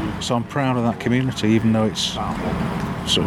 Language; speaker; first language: English; native; English